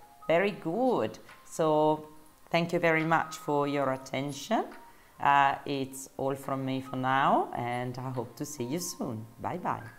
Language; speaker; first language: English; non-native, fluent; Italian